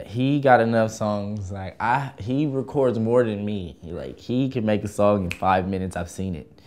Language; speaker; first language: English; native; English